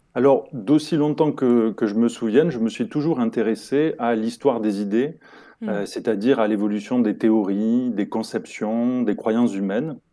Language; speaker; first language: French; native; French